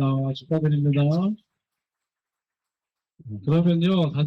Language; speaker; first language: Korean; native; Korean